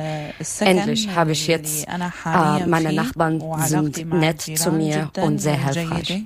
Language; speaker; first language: German; non-native, learner; Arabic